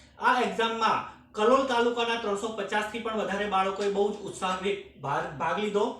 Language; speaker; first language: Gujarati; native; Gujarati